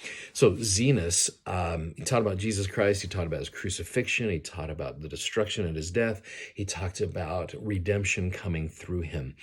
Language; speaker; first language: English; native; English